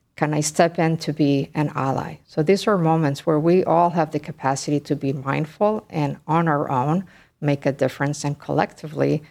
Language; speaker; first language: English; early bilingual, other home language; Spanish